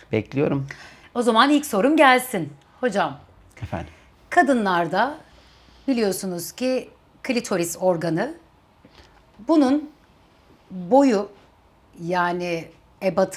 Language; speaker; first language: Turkish; native; Turkish